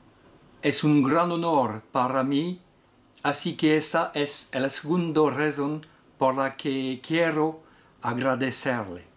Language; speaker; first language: Spanish; non-native, learner; French